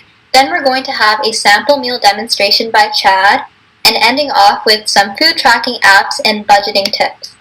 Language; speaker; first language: English; native; English